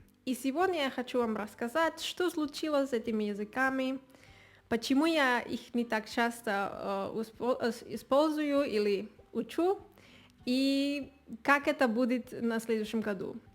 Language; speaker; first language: Russian; non-native, learner; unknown